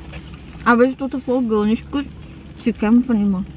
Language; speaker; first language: German; non-native, learner; Indonesian